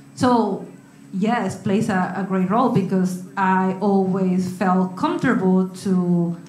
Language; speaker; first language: English; non-native, learner; Spanish